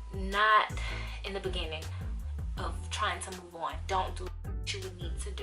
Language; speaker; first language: English; native; English